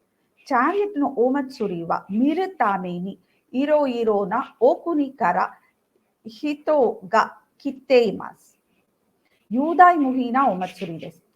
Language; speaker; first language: Japanese; non-native, learner; Tamil